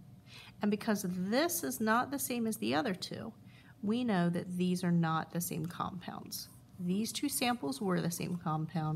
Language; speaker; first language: English; native; English